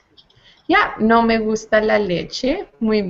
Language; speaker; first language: Spanish; non-native, fluent; English